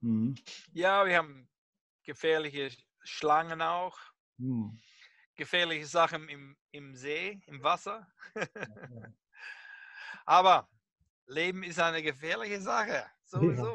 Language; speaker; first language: German; non-native, fluent; English